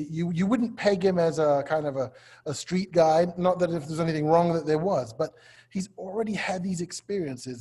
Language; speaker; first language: English; native; English